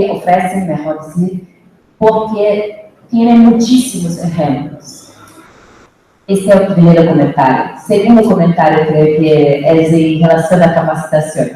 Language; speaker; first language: Spanish; non-native, fluent; Portuguese